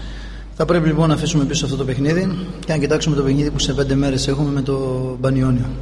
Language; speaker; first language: Greek; native; Greek